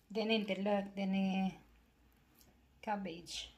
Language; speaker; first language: Swedish; non-native, learner; Filipino